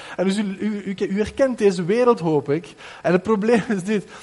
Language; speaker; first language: Dutch; native; Dutch